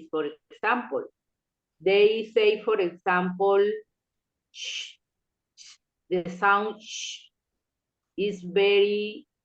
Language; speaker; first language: English; non-native, local second language; Spanish